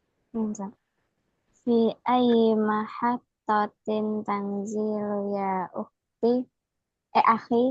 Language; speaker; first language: Arabic; non-native, learner; Indonesian